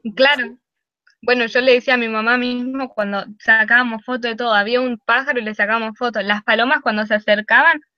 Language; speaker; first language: Spanish; native; Spanish